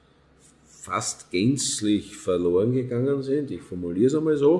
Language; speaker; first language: German; native; German